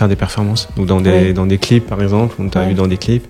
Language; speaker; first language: French; native; French